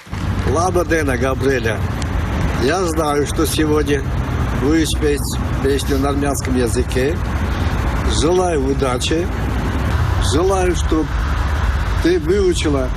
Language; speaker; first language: Russian; non-native, learner; Armenian